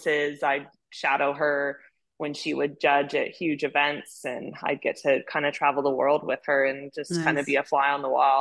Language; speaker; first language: English; native; English